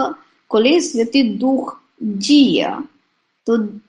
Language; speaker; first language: Ukrainian; non-native, fluent; Polish